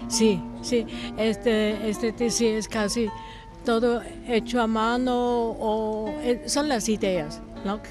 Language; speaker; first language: Spanish; non-native, fluent; German